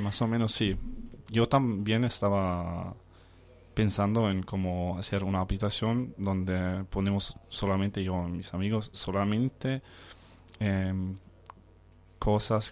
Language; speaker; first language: Spanish; non-native, fluent; Danish